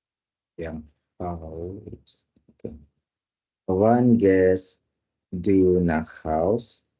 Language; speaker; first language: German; non-native, learner; Indonesian